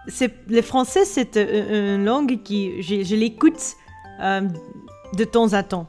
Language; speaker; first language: French; non-native, learner; Dutch